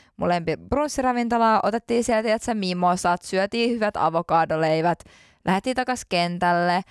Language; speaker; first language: Finnish; native; Finnish